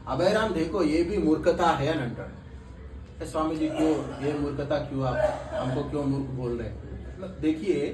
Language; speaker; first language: Hindi; non-native, local second language; Telugu